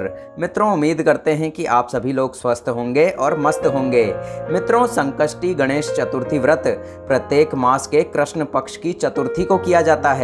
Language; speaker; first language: Hindi; native; Hindi